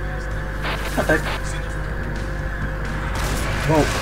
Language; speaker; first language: German; native; German